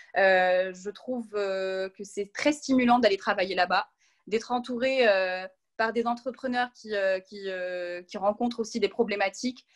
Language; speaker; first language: French; non-native, local second language; Arabic